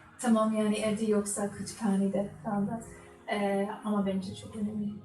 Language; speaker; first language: Turkish; non-native, learner; English